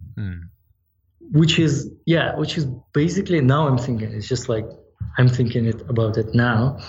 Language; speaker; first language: English; non-native, fluent; Ukrainian